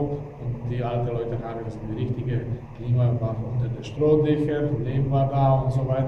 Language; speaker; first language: German; non-native, fluent; Slovenian